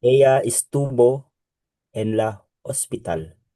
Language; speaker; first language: Spanish; non-native, learner; Filipino